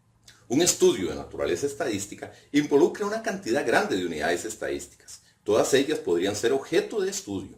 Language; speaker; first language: Spanish; native; Spanish